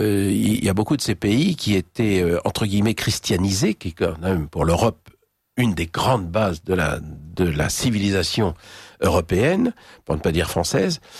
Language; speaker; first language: French; native; French